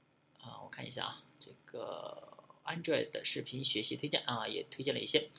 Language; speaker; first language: Chinese; native; Chinese